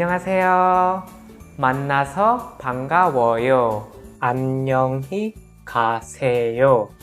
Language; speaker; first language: Korean; non-native, fluent; Indonesian